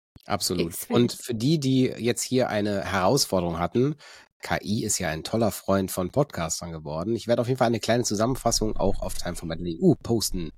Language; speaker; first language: German; native; German